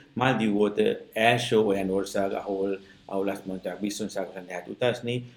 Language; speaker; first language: Hungarian; non-native, fluent; Sinhala